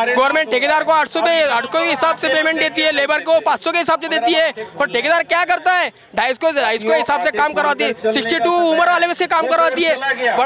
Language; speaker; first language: Hindi; non-native, local second language; Marathi